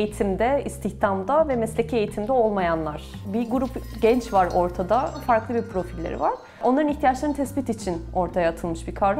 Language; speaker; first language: Turkish; native; Turkish